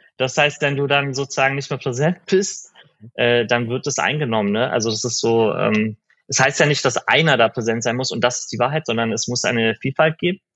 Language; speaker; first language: German; early bilingual, other home language; Persian